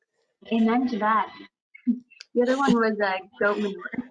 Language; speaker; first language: English; native; English